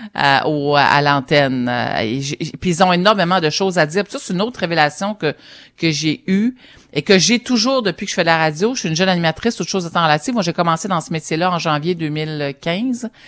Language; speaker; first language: French; native; French